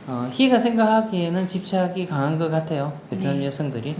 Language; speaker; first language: Korean; non-native, local second language; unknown